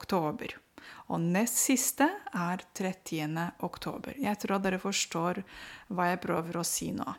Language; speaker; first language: Norwegian; non-native, fluent; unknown